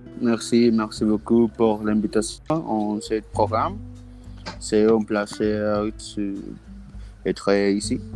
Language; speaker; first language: French; non-native, learner; Spanish